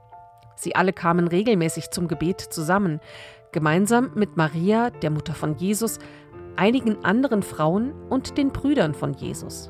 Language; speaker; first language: German; native; German